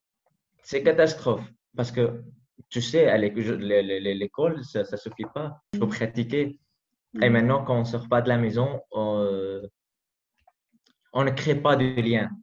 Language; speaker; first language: French; non-native, learner; Arabic